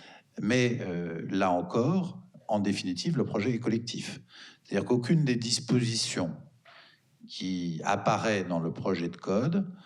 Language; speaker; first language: French; native; French